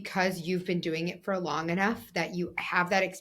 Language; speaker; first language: English; native; English